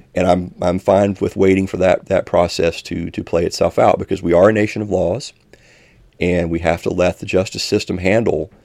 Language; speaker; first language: English; native; English